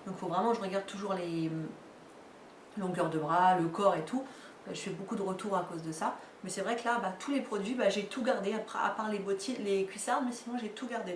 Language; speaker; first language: French; native; French